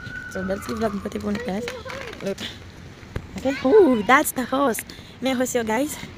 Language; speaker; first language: English; non-native, learner; Haitian Creole